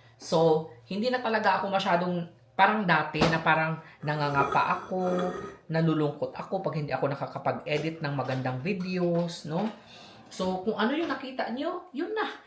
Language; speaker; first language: Filipino; native; Filipino